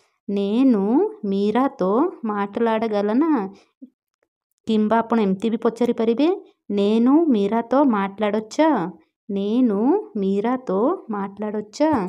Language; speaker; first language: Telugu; non-native, local second language; Odia